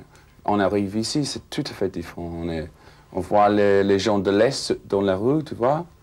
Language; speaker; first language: French; non-native, fluent; English